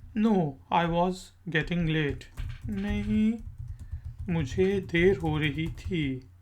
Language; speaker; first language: Urdu; native; Urdu